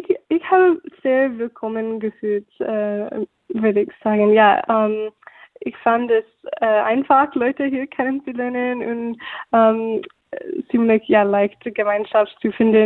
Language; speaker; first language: German; non-native, fluent; English